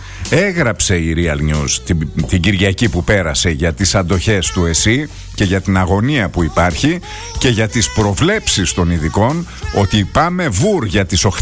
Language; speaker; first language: Greek; native; Greek